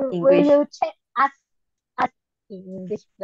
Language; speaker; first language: English; non-native, learner; Malay